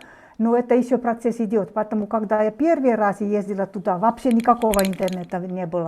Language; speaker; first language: Russian; non-native, fluent; Finnish